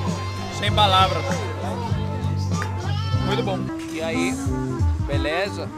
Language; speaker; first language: Portuguese; non-native, learner; Greek